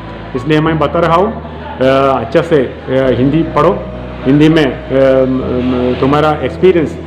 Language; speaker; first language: Hindi; non-native, local second language; Malayalam